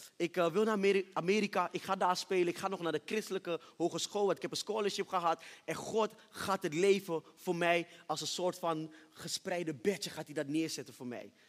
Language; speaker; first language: Dutch; early bilingual, other home language; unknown